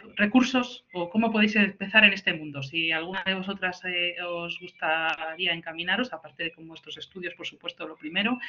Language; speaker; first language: Spanish; native; Spanish